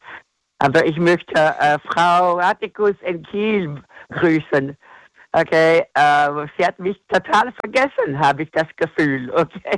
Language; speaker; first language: German; non-native, fluent; English